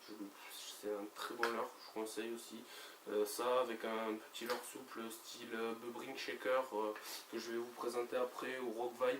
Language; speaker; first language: French; native; French